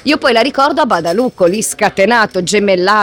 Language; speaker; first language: Italian; native; Italian